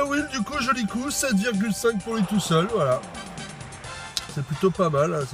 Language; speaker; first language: French; native; French